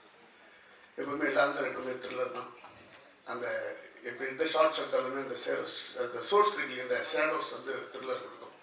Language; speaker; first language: Tamil; native; Tamil